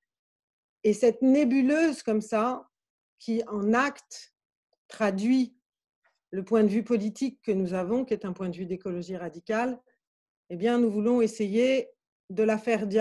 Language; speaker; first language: French; native; French